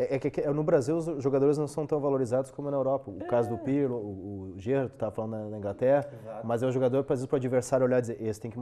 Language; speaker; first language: Portuguese; native; Portuguese